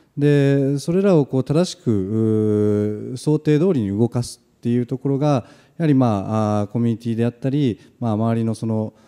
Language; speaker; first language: Japanese; native; Japanese